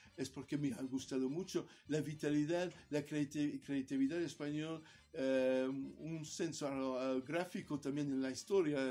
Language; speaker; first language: Spanish; non-native, fluent; Italian